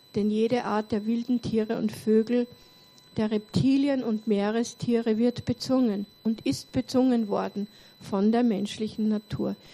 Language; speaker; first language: German; native; German